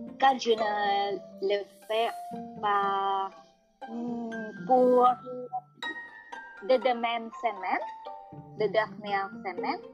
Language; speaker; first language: French; non-native, learner; Indonesian